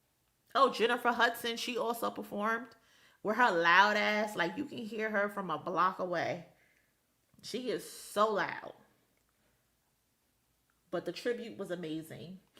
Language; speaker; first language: English; native; English